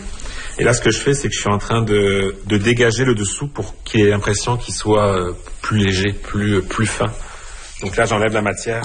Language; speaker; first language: French; native; French